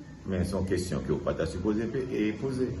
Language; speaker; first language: Haitian Creole; native; Haitian Creole